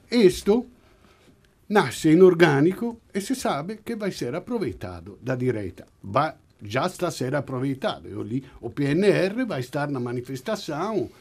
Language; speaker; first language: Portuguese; non-native, fluent; Italian